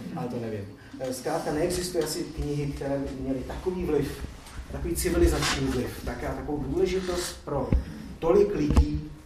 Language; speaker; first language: Czech; native; Czech